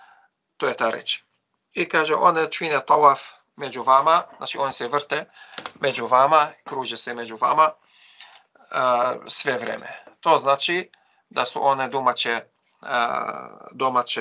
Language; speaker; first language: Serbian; non-native, fluent; Arabic